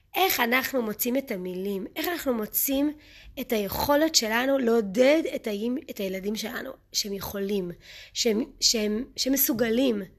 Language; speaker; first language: Hebrew; early bilingual, other home language; English